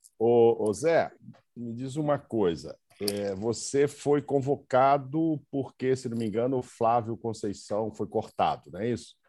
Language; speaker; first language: Portuguese; native; Portuguese